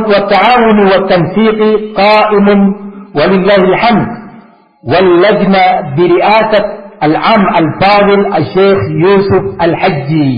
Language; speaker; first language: Arabic; non-native, fluent; Indonesian